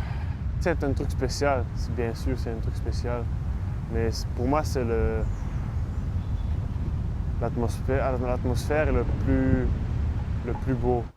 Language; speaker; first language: French; non-native, learner; Dutch